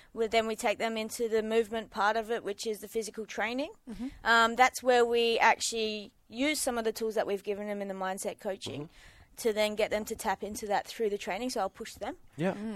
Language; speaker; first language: English; native; English